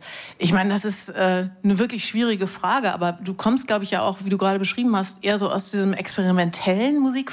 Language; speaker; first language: German; native; German